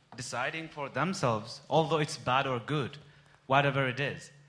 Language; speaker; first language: English; non-native, fluent; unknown